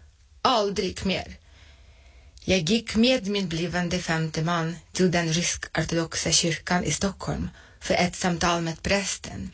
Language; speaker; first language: Swedish; non-native, fluent; Russian